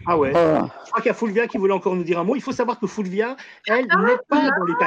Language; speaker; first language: French; native; French